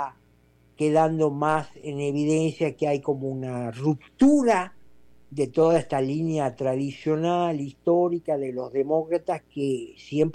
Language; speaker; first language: Spanish; native; Spanish